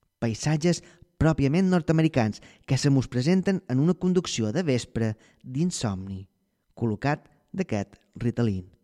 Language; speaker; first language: Catalan; native; Catalan